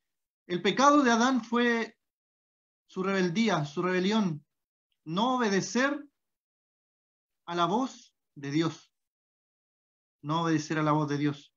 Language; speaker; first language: Spanish; native; Spanish